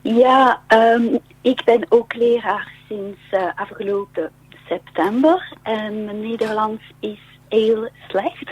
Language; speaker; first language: Dutch; non-native, learner; French